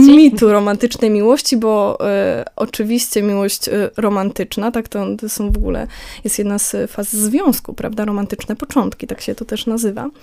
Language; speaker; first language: Polish; native; Polish